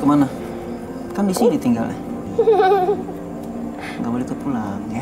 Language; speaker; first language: Indonesian; native; Indonesian